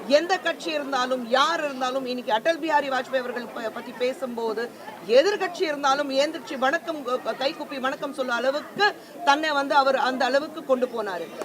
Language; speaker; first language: Tamil; non-native, fluent; Hindi